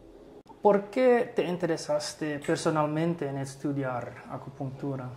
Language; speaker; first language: Spanish; non-native, fluent; English